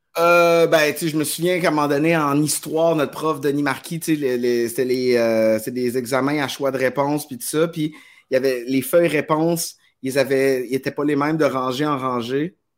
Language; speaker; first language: French; native; French